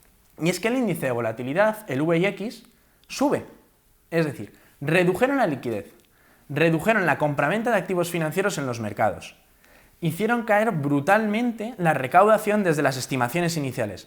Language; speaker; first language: Spanish; native; Spanish